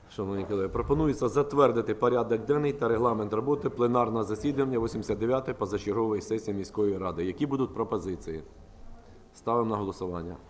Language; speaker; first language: Ukrainian; native; Ukrainian